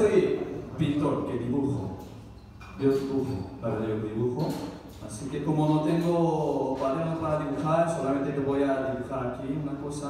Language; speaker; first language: Spanish; non-native, learner; Korean